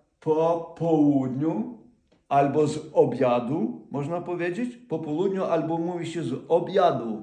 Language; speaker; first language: Polish; non-native, fluent; Ukrainian